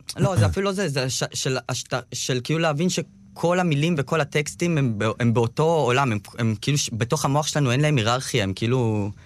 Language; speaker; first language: Hebrew; early bilingual, other home language; Russian